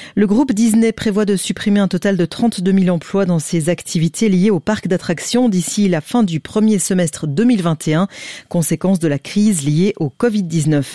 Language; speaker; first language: French; native; French